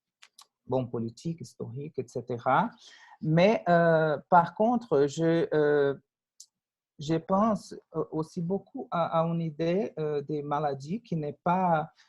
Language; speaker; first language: French; non-native, fluent; Portuguese